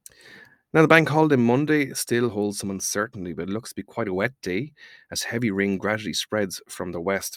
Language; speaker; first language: English; native; English